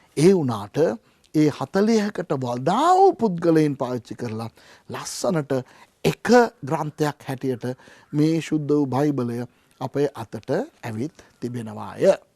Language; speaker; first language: Sinhala; non-native, local second language; Tamil